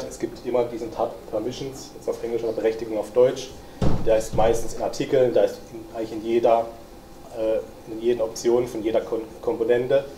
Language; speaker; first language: German; native; German